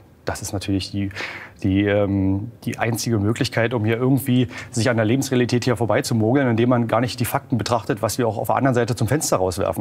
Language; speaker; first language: German; native; German